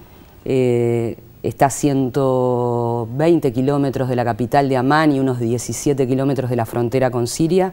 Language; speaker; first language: Spanish; native; Spanish